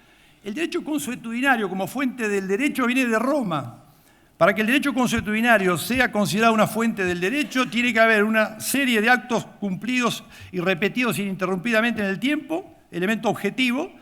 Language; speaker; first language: Spanish; native; Spanish